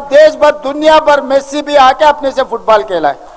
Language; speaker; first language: Hindi; non-native, local second language; Telugu